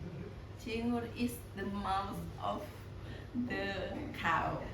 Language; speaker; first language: English; non-native, learner; Indonesian